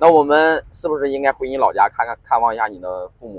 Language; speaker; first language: Chinese; native; Chinese